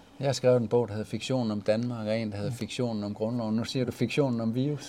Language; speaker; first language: Danish; native; Danish